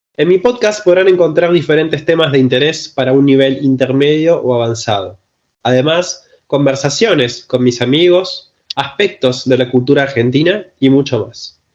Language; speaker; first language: Spanish; native; Spanish